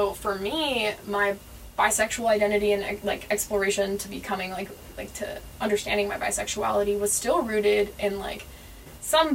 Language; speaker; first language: English; native; English